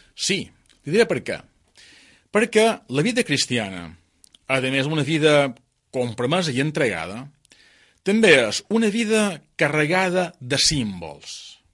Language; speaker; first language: Catalan; native; Catalan